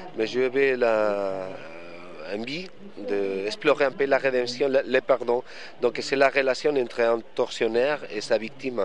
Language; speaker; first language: French; non-native, fluent; Spanish